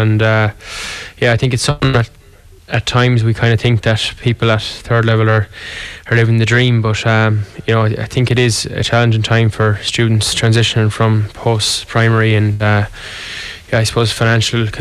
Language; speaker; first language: English; native; English